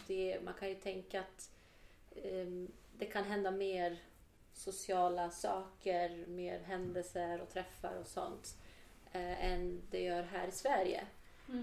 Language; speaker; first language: Swedish; non-native, fluent; Portuguese